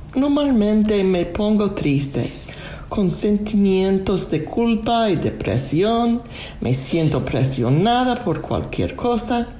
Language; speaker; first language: Spanish; non-native, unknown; English